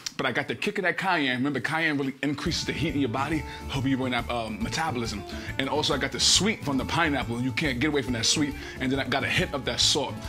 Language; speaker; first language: English; native; English